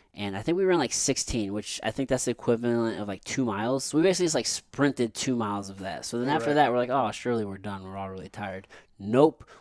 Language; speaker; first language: English; native; English